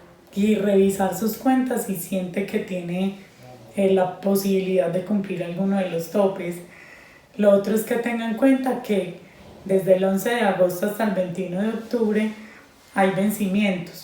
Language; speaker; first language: Spanish; native; Spanish